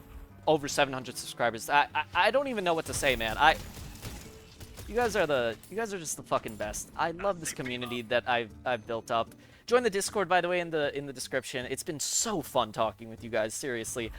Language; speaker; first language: English; native; English